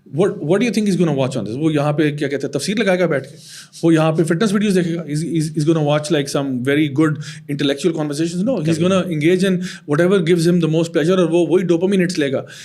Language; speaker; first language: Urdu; native; Urdu